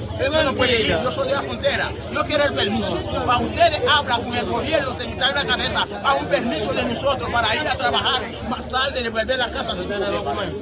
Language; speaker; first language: Spanish; non-native, learner; Haitian Creole